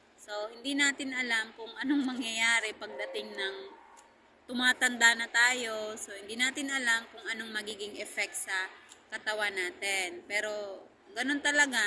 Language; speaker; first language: Filipino; native; Filipino